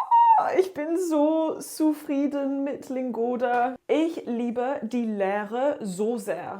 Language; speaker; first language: German; non-native, learner; English